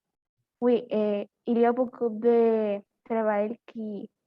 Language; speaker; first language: French; non-native, learner; Spanish